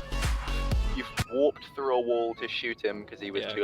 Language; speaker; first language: English; native; English